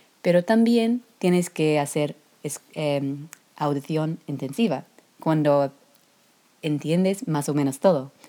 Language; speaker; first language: Spanish; non-native, learner; English